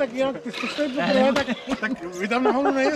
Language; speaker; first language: Czech; native; Czech